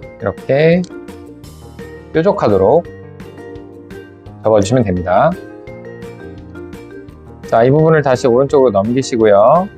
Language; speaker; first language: Korean; native; Korean